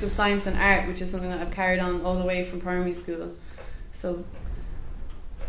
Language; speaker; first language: English; native; English